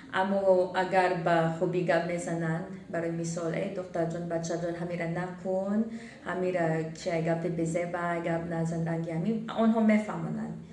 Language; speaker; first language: Tajik; non-native, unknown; Filipino